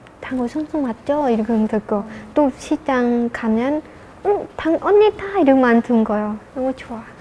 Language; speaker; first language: Korean; non-native, learner; Khmer